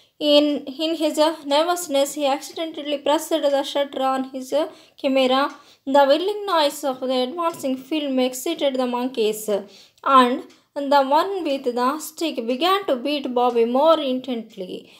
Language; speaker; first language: English; non-native, local second language; Telugu